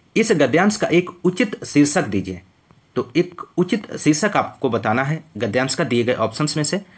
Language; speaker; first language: Hindi; native; Hindi